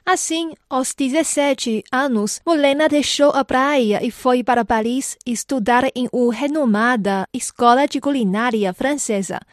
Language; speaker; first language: Portuguese; non-native, fluent; Chinese